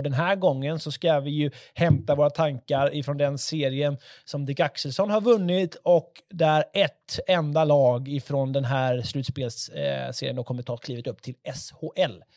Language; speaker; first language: Swedish; native; Swedish